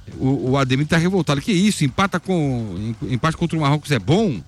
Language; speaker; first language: Portuguese; native; Portuguese